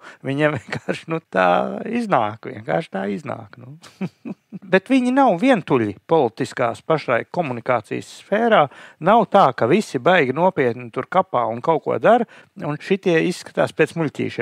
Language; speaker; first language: Latvian; native; Latvian